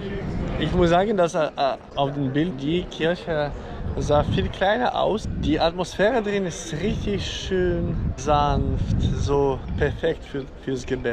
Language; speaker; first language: German; non-native, fluent; Ukrainian